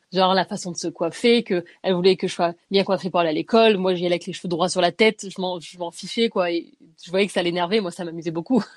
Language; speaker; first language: French; native; French